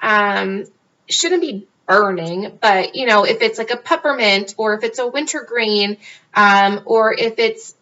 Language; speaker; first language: English; native; English